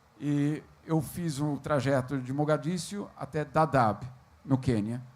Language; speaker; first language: Portuguese; native; Portuguese